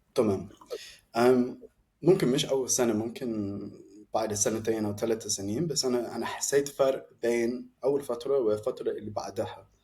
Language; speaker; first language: Egyptian Arabic; non-native, fluent; English